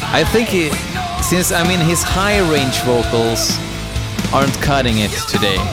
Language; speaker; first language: English; non-native, fluent; Swedish